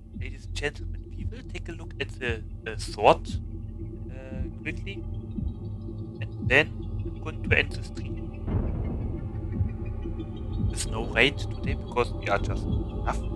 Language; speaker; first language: English; non-native, fluent; German